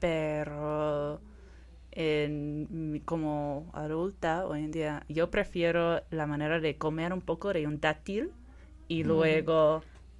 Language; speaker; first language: Spanish; non-native, fluent; English